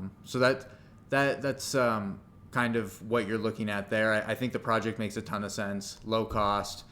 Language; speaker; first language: English; native; English